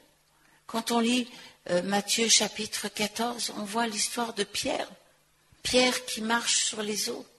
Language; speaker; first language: French; native; French